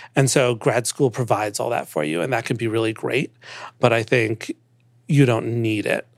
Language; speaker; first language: English; native; English